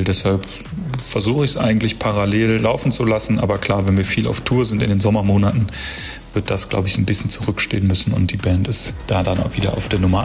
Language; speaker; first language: German; native; German